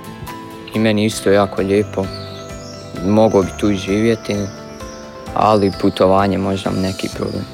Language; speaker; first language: German; early bilingual, other home language; Croatian